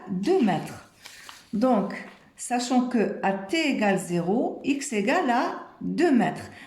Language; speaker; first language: French; non-native, local second language; Arabic